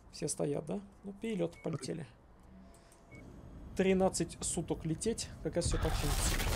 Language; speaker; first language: Russian; native; Russian